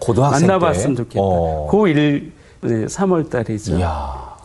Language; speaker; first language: Korean; native; Korean